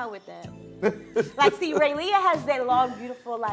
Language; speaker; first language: English; native; English